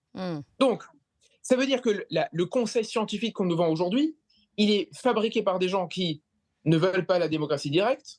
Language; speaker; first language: French; native; French